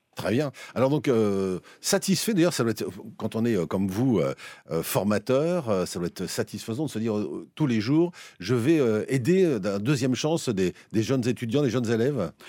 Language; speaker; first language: French; native; French